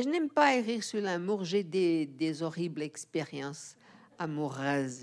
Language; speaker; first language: French; non-native, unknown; Portuguese